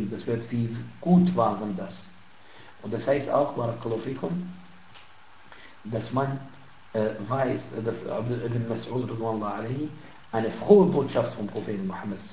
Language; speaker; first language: German; non-native, fluent; Arabic